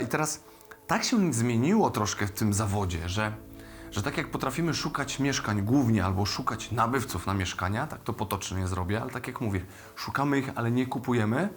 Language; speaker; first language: Polish; native; Polish